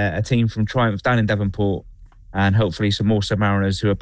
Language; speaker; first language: English; native; English